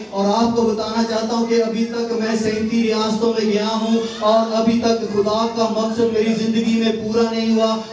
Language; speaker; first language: Urdu; non-native, local second language; Punjabi